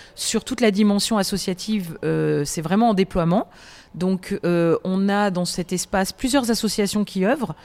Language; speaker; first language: French; native; French